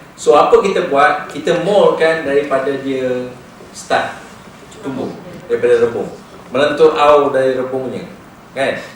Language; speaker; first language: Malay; native; Malay